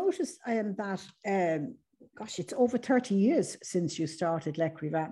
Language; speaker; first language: English; native; English